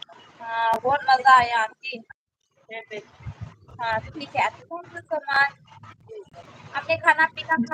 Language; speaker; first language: Hindi; non-native, local second language; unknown